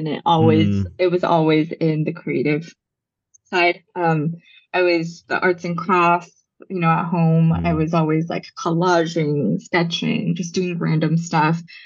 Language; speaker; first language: English; early bilingual, other home language; Japanese